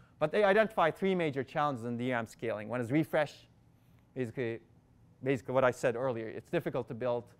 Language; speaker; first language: English; non-native, fluent; Turkish